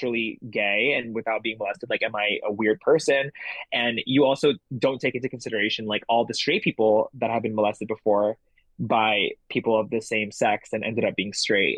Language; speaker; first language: English; early bilingual, other home language; Indonesian